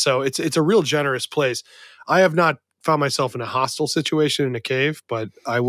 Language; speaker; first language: English; native; English